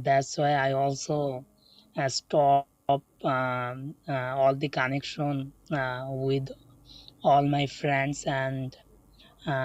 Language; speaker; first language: English; non-native, learner; Bangla